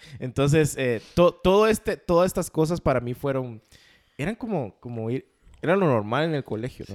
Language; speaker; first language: Spanish; native; Spanish